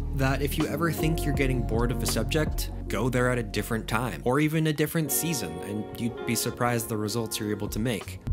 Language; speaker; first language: English; native; English